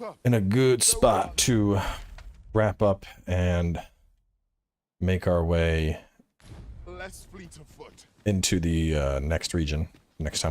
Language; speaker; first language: English; native; English